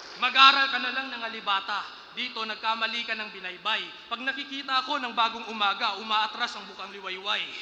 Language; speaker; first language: Filipino; non-native, local second language; Cebuano